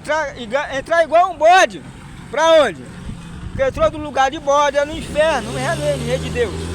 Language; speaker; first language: Portuguese; native; Portuguese